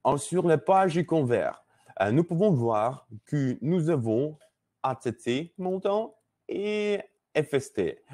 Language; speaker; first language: French; non-native, learner; Russian